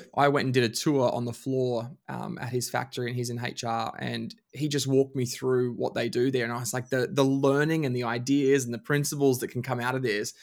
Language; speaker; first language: English; native; English